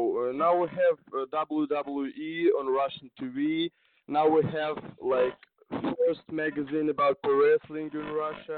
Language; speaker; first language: English; non-native, learner; Russian